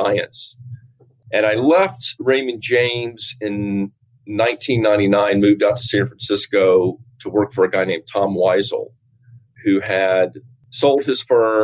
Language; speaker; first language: English; native; English